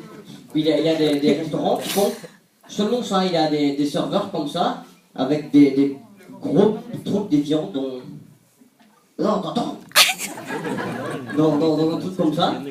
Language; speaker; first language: French; non-native, fluent; Portuguese